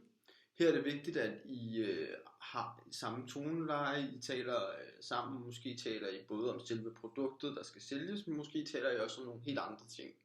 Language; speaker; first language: Danish; native; Danish